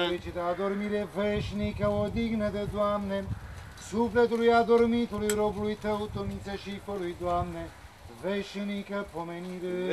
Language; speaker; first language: Romanian; native; Romanian